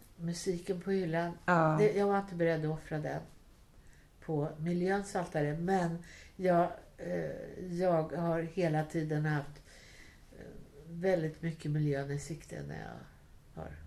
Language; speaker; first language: Swedish; native; Swedish